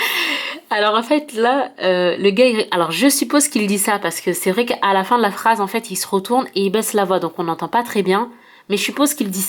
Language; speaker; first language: French; early bilingual, heritage; French